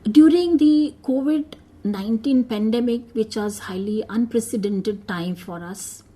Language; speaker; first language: English; non-native, local second language; Hindi